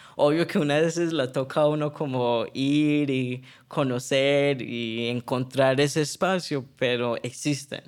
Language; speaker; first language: Spanish; early bilingual, heritage; Spanish